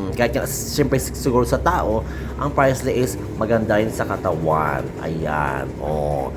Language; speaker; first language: Filipino; non-native, local second language; Hiligaynon